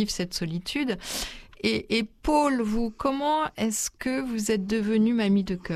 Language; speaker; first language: French; native; French